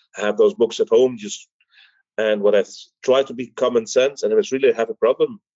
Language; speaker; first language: English; early bilingual, other home language; Dutch